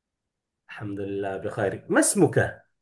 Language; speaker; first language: Arabic; non-native, fluent; Indonesian